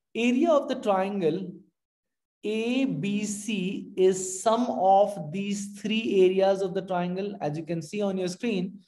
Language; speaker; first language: English; non-native, local second language; Hindi